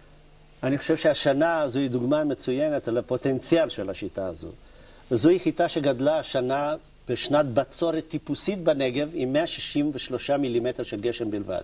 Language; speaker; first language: Hebrew; native; Hebrew